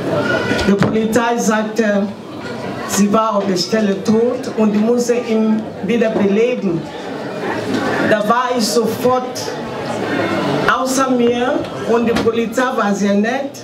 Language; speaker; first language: German; non-native, fluent; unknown